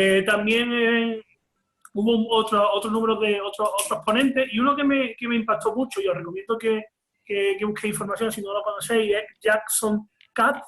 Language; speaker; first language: Spanish; native; Spanish